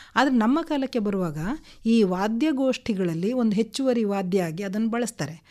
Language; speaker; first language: Kannada; non-native, local second language; Konkani